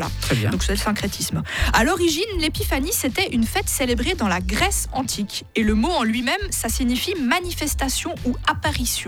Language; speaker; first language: French; native; French